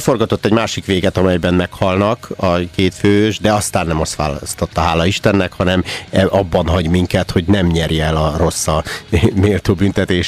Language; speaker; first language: Hungarian; native; Hungarian